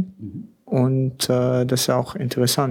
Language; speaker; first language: German; non-native, learner; French